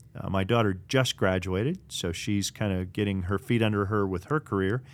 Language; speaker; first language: English; native; English